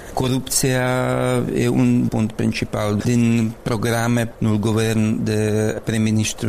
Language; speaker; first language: Romanian; non-native, learner; Czech